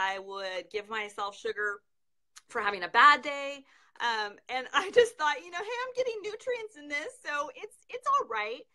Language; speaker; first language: English; native; English